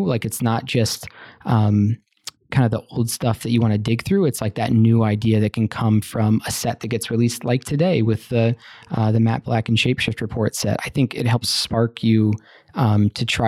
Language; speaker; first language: English; native; English